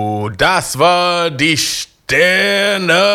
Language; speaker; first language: German; non-native, fluent; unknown